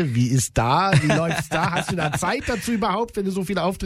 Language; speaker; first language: German; native; German